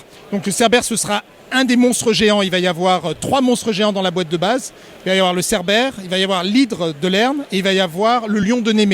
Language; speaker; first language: French; native; French